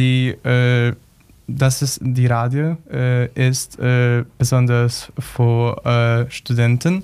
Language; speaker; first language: German; non-native, learner; Polish